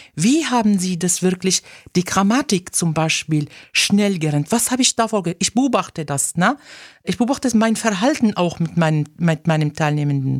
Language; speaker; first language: German; non-native, fluent; Arabic